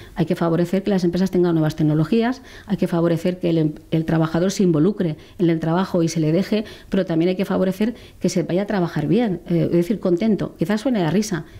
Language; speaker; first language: Spanish; native; Spanish